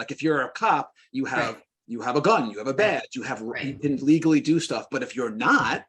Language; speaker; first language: English; native; English